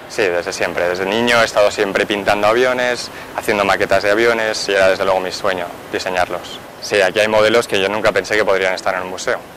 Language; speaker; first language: Spanish; native; Spanish